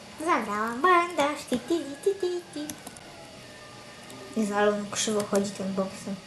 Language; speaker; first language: Polish; native; Polish